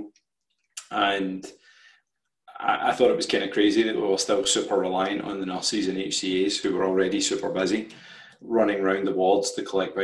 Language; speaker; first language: English; native; English